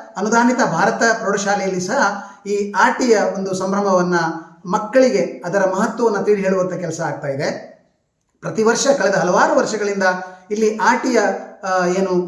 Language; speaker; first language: Kannada; native; Kannada